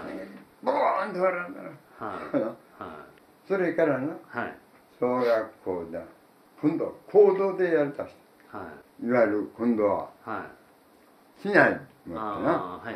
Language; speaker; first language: Japanese; native; Japanese